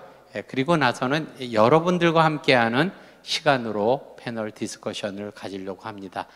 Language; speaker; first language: Korean; native; Korean